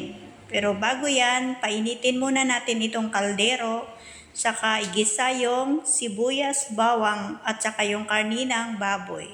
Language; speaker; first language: Filipino; non-native, local second language; Cebuano